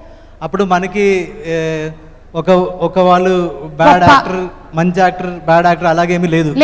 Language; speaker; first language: Telugu; non-native, learner; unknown